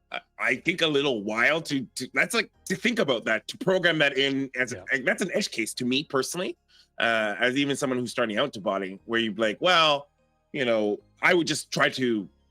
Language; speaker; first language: English; native; English